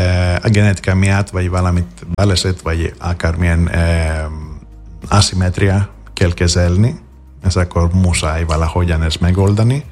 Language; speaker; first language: Hungarian; non-native, fluent; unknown